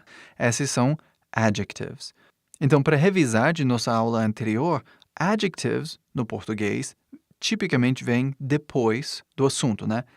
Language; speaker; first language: Portuguese; non-native, fluent; English